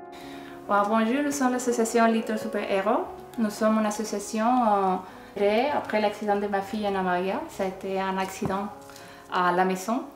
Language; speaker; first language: French; non-native, fluent; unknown